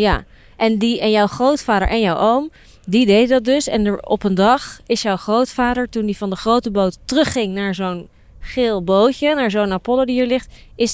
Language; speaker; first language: Dutch; native; Dutch